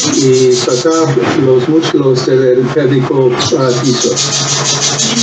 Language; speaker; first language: Spanish; non-native, learner; English